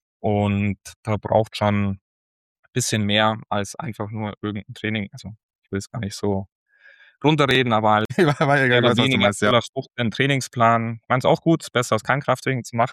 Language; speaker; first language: German; native; German